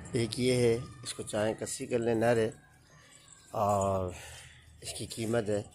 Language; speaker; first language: Urdu; native; Urdu